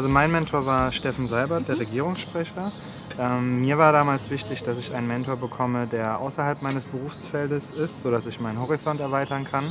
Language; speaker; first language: German; early bilingual, other home language; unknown